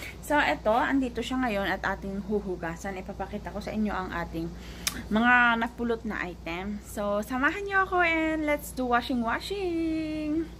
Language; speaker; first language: Filipino; non-native, local second language; Iloko